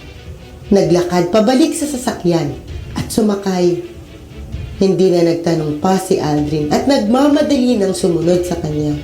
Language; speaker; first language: Filipino; native; Filipino